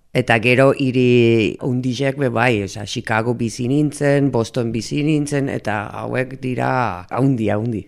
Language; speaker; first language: Basque; non-native, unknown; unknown